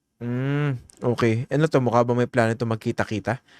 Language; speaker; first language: Filipino; native; Filipino